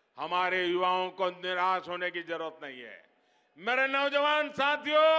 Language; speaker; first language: Hindi; non-native, local second language; Gujarati